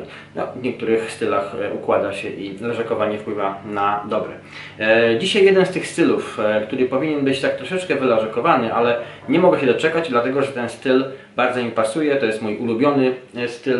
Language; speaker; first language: Polish; native; Polish